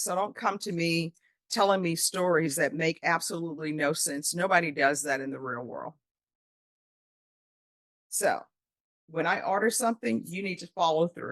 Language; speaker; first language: English; native; English